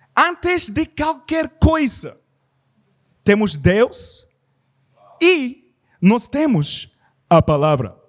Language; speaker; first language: Portuguese; non-native, learner; English